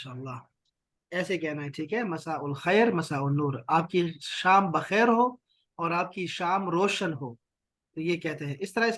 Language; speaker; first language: Urdu; native; Urdu